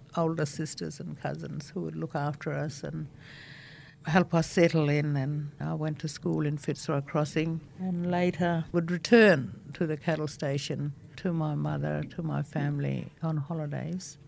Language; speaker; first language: English; non-native, local second language; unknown